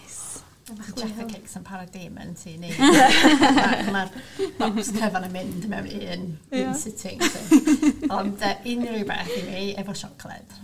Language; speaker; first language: Welsh; non-native, local second language; English